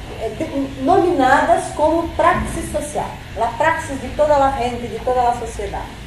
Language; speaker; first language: Spanish; non-native, fluent; Portuguese